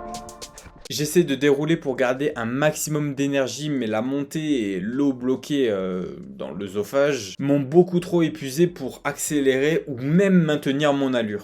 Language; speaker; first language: French; native; French